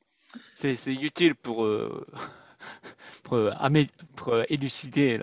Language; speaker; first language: French; non-native, fluent; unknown